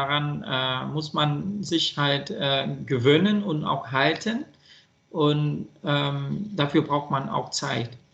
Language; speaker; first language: German; non-native, fluent; Vietnamese